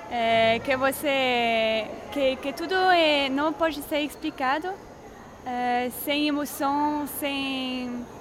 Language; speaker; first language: Portuguese; non-native, learner; French